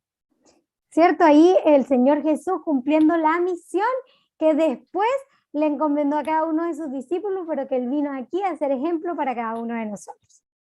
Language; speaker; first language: Spanish; native; Spanish